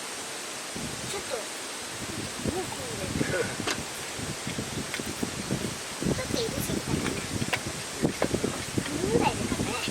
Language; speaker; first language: Japanese; native; Japanese